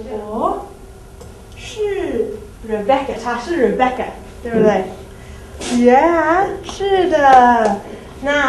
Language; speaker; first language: Chinese; non-native, fluent; English